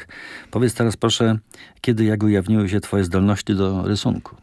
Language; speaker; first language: Polish; native; Polish